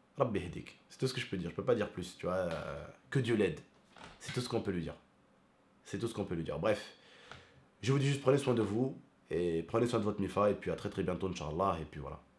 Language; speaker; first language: French; early bilingual, other home language; Arabic